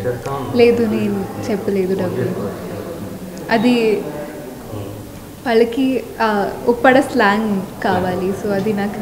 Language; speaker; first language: Telugu; non-native, fluent; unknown